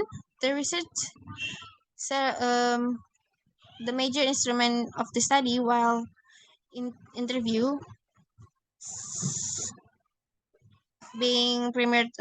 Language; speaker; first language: English; non-native, learner; Indonesian